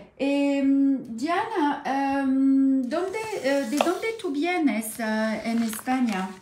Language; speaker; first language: Spanish; non-native, learner; French